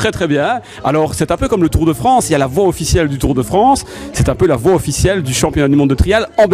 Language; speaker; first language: French; native; French